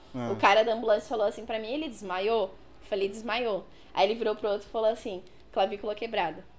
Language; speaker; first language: Portuguese; native; Portuguese